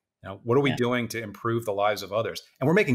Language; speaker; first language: English; native; English